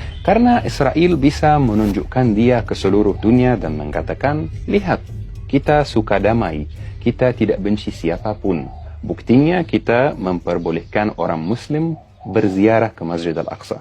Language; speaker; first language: Indonesian; non-native, fluent; Arabic